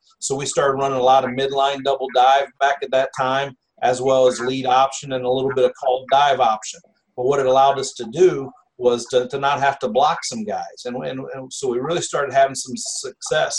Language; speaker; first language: English; native; English